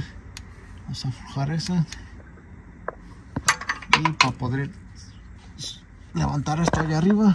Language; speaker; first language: Spanish; early bilingual, heritage; Spanish